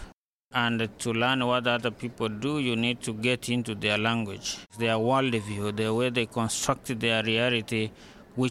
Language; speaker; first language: English; non-native, local second language; Gusii